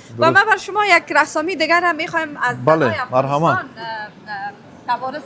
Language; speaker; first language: Persian; native; Persian